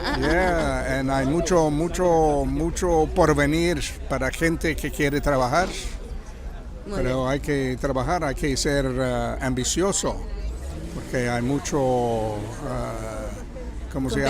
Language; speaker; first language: Spanish; non-native, fluent; English